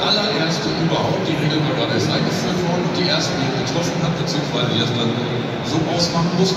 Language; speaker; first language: German; native; German